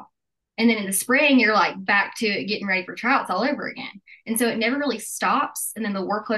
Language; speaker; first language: English; native; English